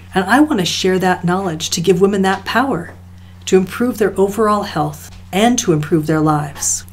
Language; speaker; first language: English; native; English